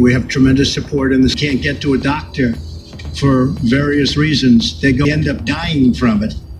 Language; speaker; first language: English; native; English